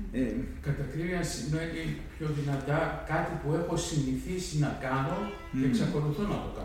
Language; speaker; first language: Greek; native; Greek